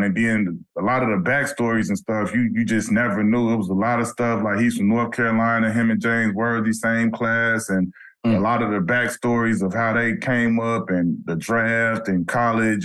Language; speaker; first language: English; native; English